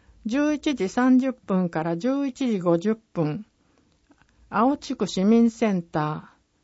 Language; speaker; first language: Japanese; native; Japanese